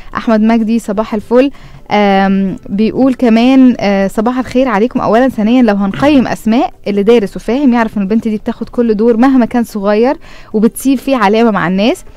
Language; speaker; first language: Arabic; native; Arabic